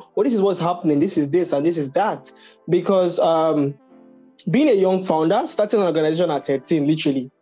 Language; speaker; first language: English; non-native, local second language; Yoruba